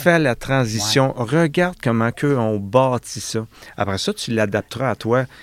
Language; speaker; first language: French; native; French